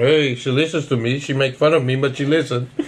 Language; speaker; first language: English; non-native, fluent; Dutch